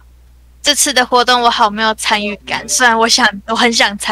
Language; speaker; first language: Chinese; native; Chinese